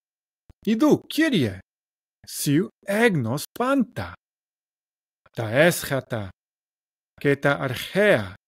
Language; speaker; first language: Greek; non-native, learner; English